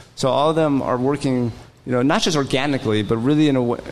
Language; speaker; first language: English; native; English